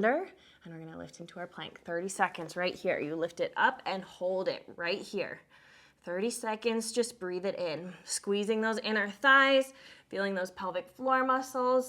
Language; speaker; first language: English; native; English